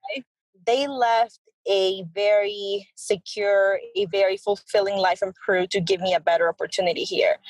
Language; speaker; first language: English; early bilingual, other home language; Spanish